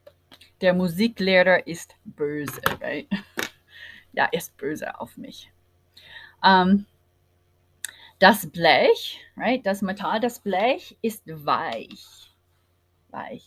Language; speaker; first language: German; non-native, fluent; English